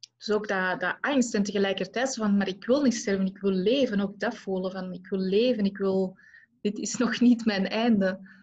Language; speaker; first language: Dutch; native; Dutch